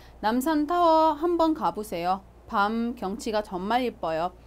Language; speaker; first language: Korean; non-native, fluent; Arabic